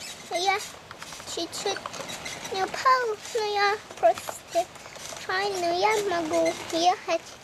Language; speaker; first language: Russian; early bilingual, heritage; Russian